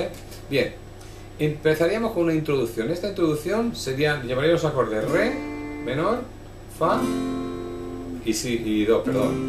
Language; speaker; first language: Spanish; native; Spanish